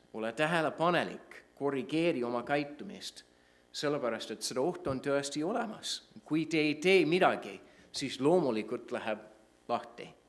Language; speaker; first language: Estonian; non-native, fluent; English